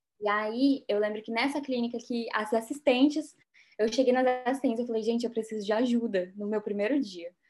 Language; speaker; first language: Portuguese; native; Portuguese